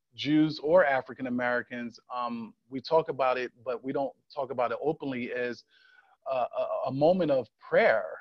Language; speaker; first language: English; native; English